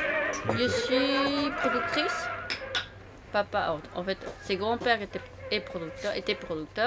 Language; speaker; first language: French; non-native, fluent; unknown